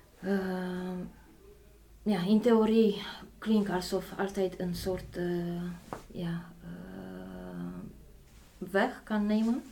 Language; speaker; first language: Dutch; non-native, fluent; Polish